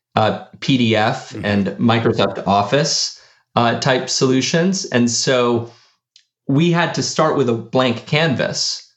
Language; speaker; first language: English; early bilingual, other home language; Spanish